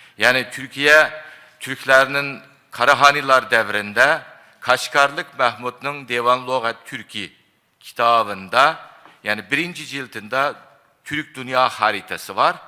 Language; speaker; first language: Turkish; non-native, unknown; Japanese